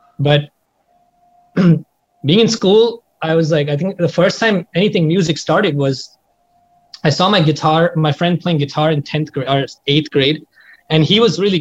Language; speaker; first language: English; non-native, local second language; Hindi